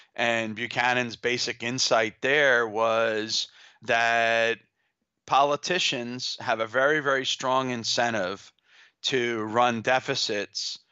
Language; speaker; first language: English; native; English